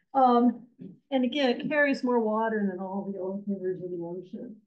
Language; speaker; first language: English; native; English